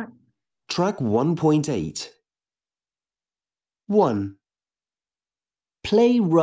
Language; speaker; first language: English; non-native, learner; Vietnamese